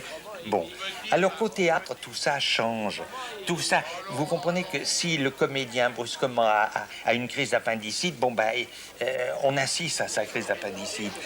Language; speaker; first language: French; native; French